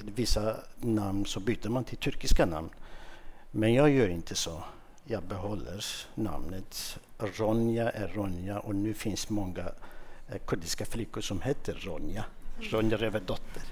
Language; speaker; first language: Swedish; non-native, fluent; Kurdish